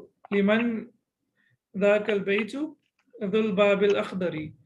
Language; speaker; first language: Arabic; non-native, fluent; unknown